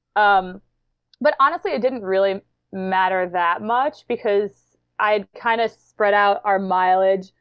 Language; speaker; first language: English; native; English